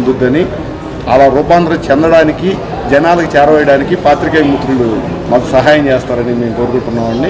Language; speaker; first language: Telugu; native; Telugu